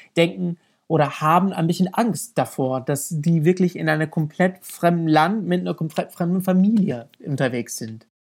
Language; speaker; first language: German; non-native, fluent; English